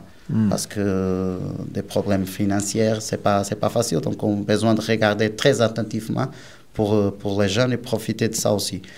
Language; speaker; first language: French; non-native, learner; Portuguese